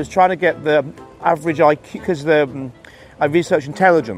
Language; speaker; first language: English; native; English